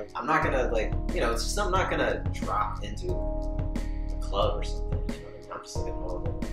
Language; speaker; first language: English; native; English